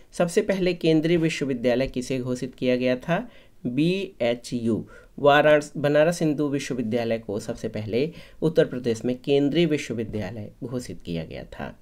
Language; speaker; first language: Hindi; native; Hindi